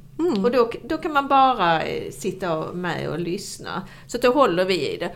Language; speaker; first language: Swedish; native; Swedish